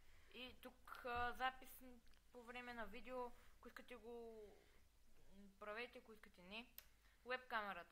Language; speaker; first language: Bulgarian; native; Bulgarian